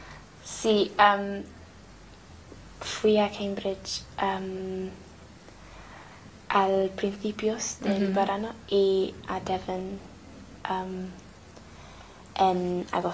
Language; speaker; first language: Spanish; non-native, learner; English